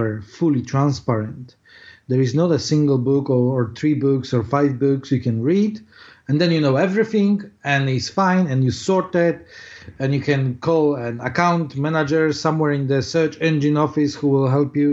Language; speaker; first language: English; non-native, fluent; Polish